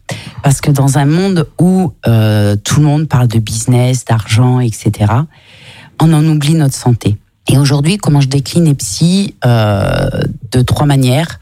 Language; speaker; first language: French; native; French